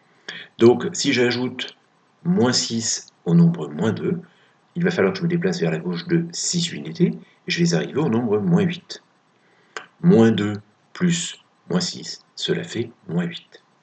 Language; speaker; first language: French; native; French